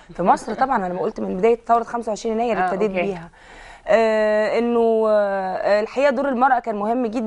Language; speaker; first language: Arabic; native; Arabic